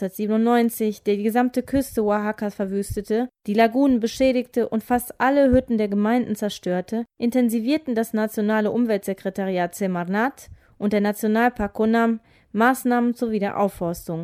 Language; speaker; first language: German; native; German